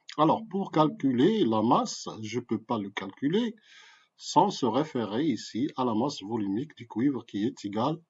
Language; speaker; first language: French; non-native, local second language; Arabic